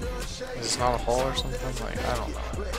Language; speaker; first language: English; native; English